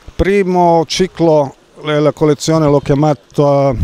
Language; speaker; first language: Italian; non-native, fluent; Croatian